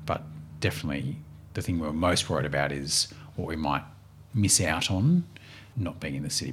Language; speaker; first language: English; native; English